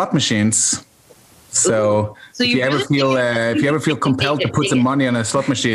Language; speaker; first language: English; non-native, fluent; Norwegian